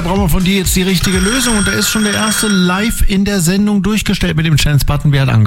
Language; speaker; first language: German; native; German